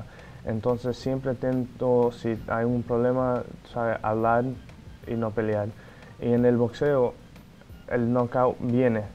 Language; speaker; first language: Spanish; non-native, fluent; Portuguese